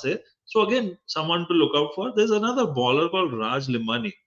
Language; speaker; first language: English; non-native, local second language; Hindi